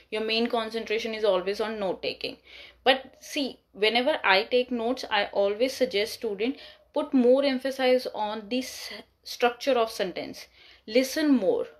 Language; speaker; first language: English; non-native, local second language; Punjabi